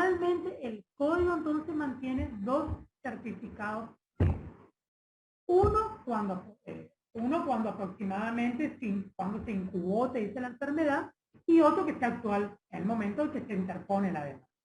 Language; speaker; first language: Spanish; native; Spanish